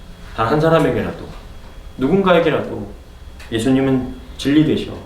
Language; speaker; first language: Korean; native; Korean